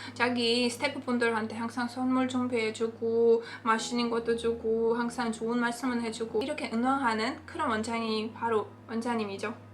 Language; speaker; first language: Korean; non-native, fluent; Latvian